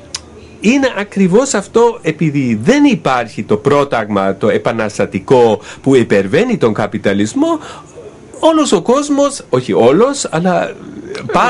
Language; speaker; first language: Greek; non-native, fluent; German